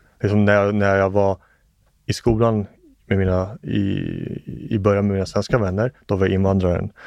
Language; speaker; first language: Swedish; early bilingual, other home language; English